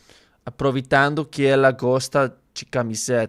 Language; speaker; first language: Portuguese; non-native, learner; English